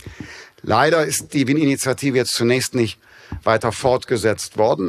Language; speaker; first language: German; native; German